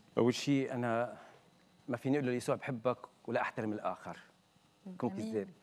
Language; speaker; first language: Arabic; native; Arabic